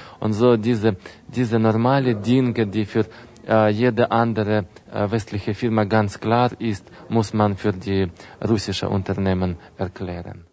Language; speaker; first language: German; non-native, fluent; Russian